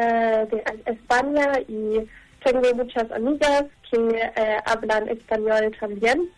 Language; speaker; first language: Spanish; non-native, learner; German